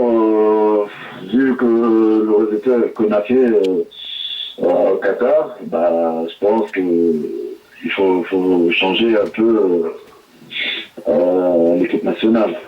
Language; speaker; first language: French; non-native, local second language; Arabic